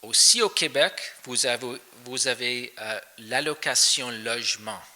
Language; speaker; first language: French; non-native, fluent; English